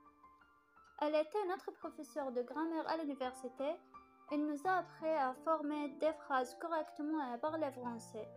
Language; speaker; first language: French; non-native, fluent; Arabic